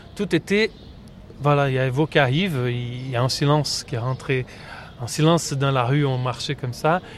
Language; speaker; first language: French; non-native, fluent; Portuguese